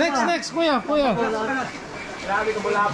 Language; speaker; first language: Filipino; non-native, local second language; Cebuano